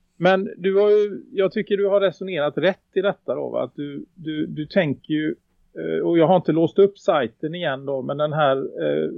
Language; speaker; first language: Swedish; native; Swedish